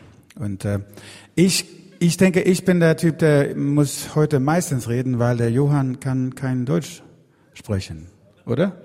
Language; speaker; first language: German; non-native, fluent; Swedish